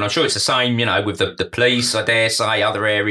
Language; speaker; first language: English; native; English